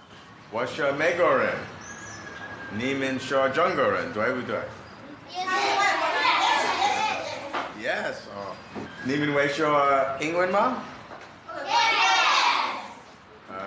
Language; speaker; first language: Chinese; non-native, learner; English